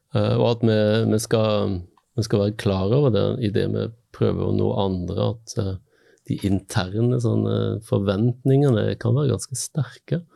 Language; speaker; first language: Norwegian; native; Norwegian